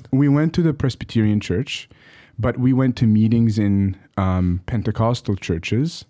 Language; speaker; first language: English; early bilingual, other home language; Arabic